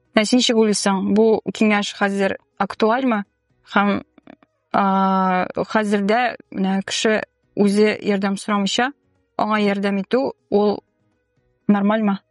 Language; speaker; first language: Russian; non-native, local second language; Tatar